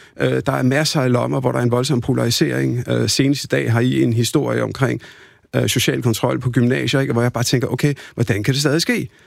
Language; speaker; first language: Danish; early bilingual, other home language; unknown